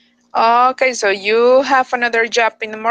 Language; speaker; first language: English; non-native, fluent; Spanish